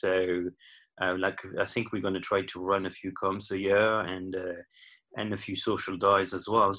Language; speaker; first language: English; non-native, fluent; French